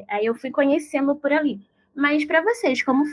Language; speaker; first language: Portuguese; native; Portuguese